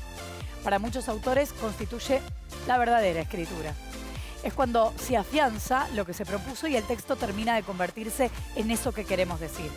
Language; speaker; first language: Spanish; native; Spanish